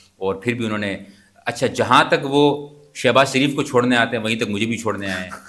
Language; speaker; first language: Urdu; non-native, local second language; Pashto